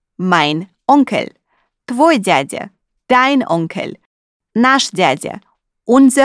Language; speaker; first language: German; non-native, fluent; Russian